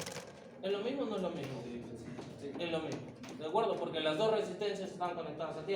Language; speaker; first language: Spanish; native; Spanish